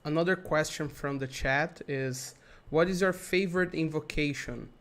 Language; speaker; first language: English; non-native, learner; Portuguese